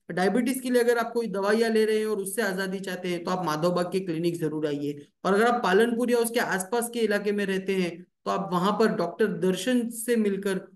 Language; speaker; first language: Hindi; native; Hindi